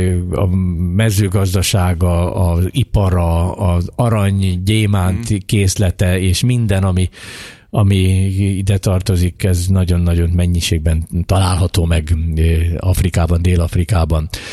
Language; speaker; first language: Hungarian; native; Hungarian